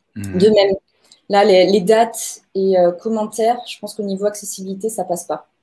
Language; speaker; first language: French; native; French